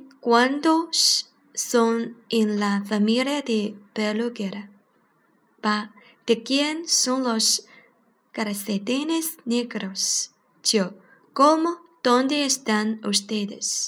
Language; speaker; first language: Spanish; non-native, learner; Chinese